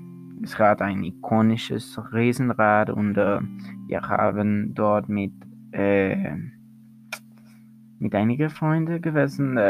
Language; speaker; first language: German; non-native, learner; Spanish